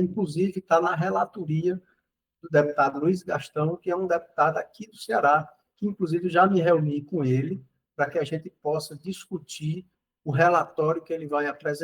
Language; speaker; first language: Portuguese; native; Portuguese